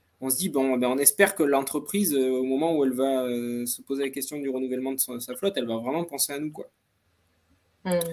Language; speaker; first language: French; native; French